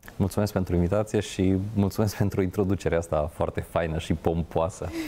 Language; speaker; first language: Romanian; non-native, local second language; Hungarian